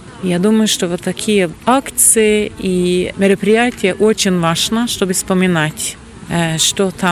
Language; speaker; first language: Russian; non-native, fluent; Norwegian